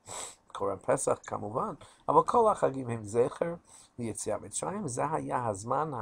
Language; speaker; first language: Hebrew; non-native, fluent; English